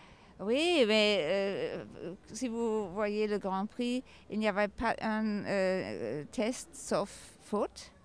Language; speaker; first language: French; non-native, learner; German